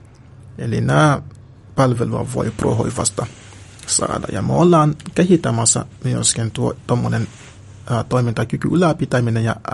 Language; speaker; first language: Finnish; non-native, fluent; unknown